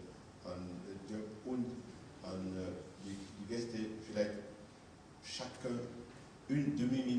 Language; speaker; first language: German; non-native, fluent; French